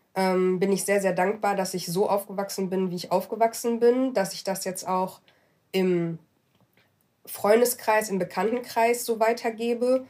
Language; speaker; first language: German; early bilingual, other home language; Arabic